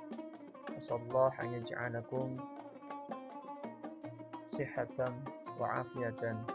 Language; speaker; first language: Arabic; non-native, fluent; Indonesian